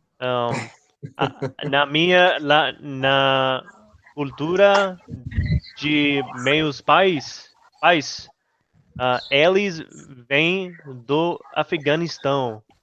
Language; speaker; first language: Portuguese; non-native, learner; English